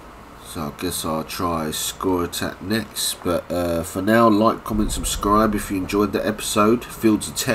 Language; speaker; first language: English; native; English